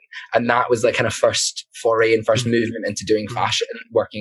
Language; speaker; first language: English; native; English